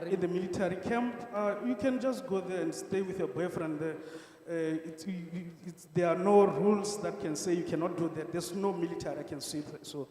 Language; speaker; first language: English; non-native, local second language; Northern Sotho